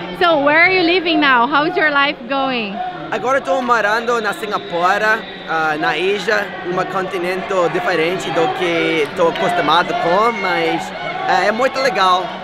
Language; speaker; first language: Portuguese; non-native, learner; English